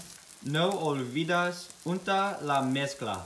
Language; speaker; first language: Spanish; non-native, learner; English